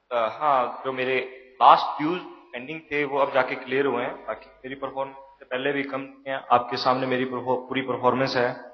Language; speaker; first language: Hindi; native; Hindi